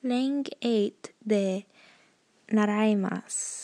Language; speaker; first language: Japanese; non-native, learner; English